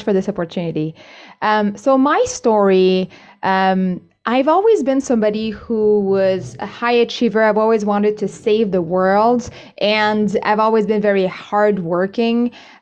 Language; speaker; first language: English; native; English